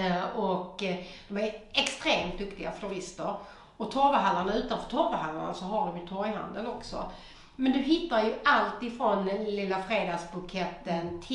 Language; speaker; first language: Swedish; native; Swedish